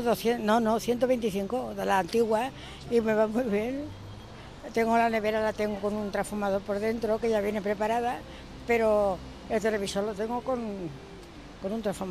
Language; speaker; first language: Spanish; native; Spanish